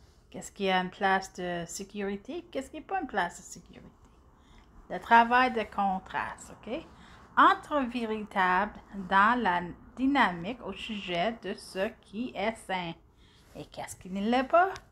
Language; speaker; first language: French; native; French